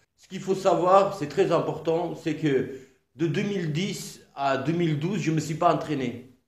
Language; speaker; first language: French; non-native, fluent; Georgian